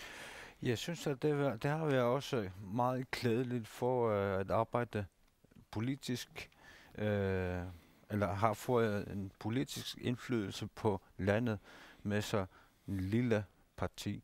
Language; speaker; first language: Danish; non-native, local second language; Kalaallisut